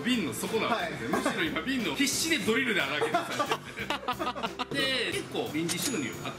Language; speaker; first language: Japanese; native; Japanese